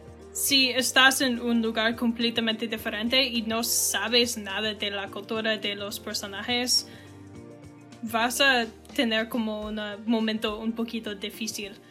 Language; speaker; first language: Spanish; non-native, learner; English